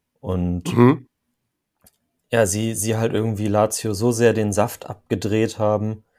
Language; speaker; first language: German; native; German